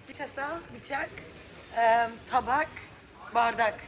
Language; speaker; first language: Turkish; native; Turkish